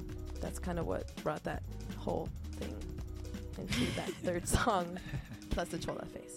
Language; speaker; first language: English; early bilingual, other home language; Spanish